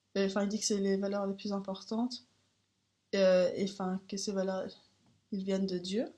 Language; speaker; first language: French; non-native, learner; Danish